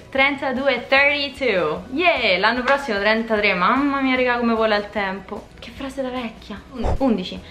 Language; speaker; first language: Italian; native; Italian